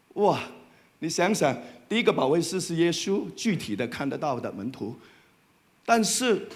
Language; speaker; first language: Chinese; non-native, fluent; Cantonese